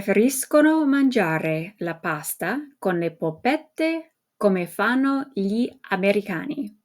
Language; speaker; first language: Italian; non-native, fluent; English